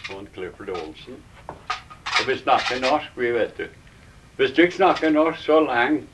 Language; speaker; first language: Norwegian; early bilingual, heritage; Norwegian